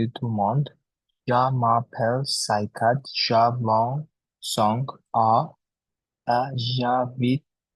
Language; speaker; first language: French; non-native, learner; Bangla